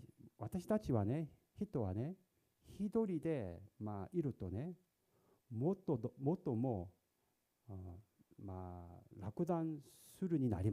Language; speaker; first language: Japanese; non-native, learner; Korean